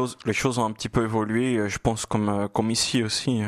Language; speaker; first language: French; non-native, fluent; Portuguese